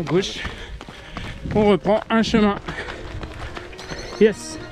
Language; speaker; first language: French; native; French